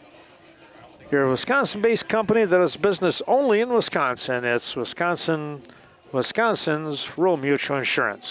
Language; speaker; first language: English; native; English